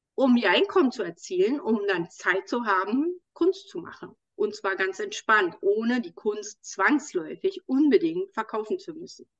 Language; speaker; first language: German; native; German